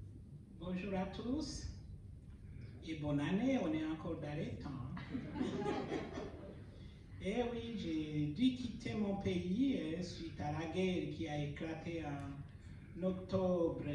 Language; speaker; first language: French; non-native, local second language; Rundi